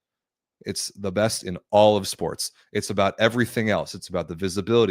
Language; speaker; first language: English; native; English